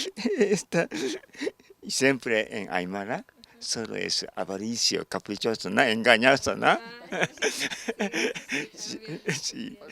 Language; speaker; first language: Spanish; non-native, learner; Japanese